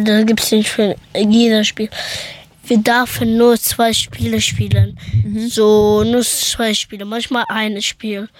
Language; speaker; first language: German; early bilingual, other home language; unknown